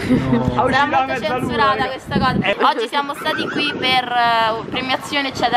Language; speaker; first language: Italian; native; Italian